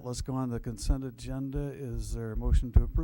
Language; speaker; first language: English; native; English